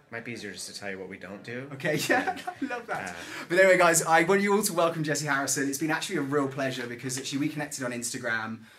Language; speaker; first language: English; native; English